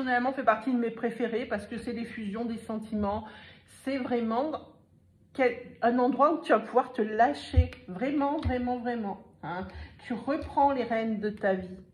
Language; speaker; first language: French; native; French